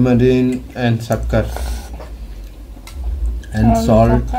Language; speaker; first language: English; non-native, local second language; Hindi